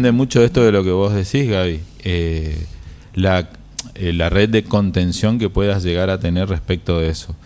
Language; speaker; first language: Spanish; native; Spanish